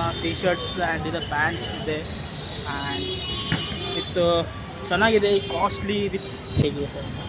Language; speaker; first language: Kannada; early bilingual, heritage; Kannada